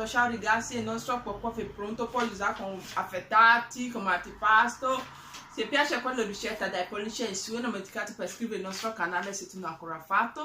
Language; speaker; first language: Italian; non-native, learner; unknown